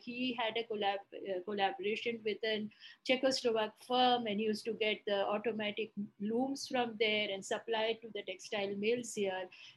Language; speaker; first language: English; non-native, local second language; Bangla